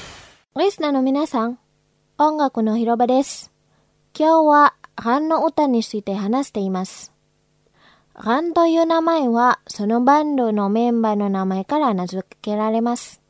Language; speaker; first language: Japanese; non-native, fluent; Indonesian